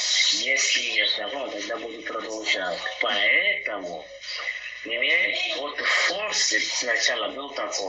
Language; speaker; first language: Russian; non-native, learner; Portuguese